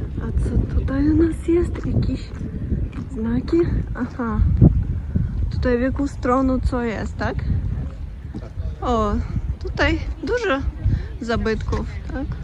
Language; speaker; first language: Polish; non-native, learner; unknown